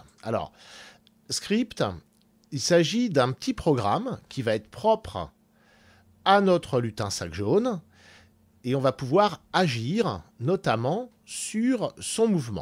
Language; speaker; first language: French; native; French